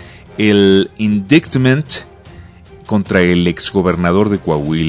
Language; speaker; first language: Spanish; native; Spanish